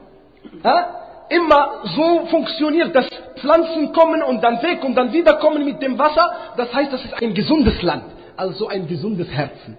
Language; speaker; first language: German; non-native, fluent; Arabic